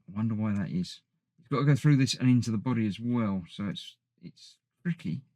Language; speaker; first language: English; native; English